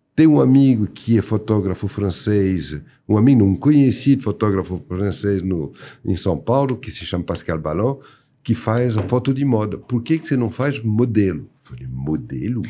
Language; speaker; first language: Portuguese; non-native, fluent; French